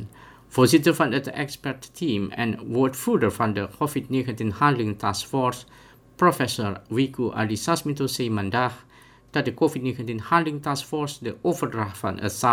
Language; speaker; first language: Dutch; non-native, fluent; Indonesian